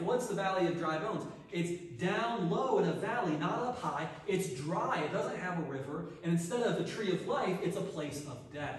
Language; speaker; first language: English; native; English